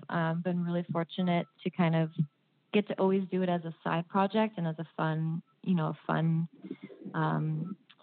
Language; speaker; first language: English; native; English